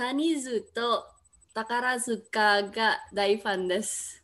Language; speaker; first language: Japanese; non-native, learner; Indonesian